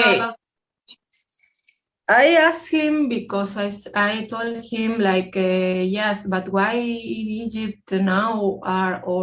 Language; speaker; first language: English; non-native, fluent; Spanish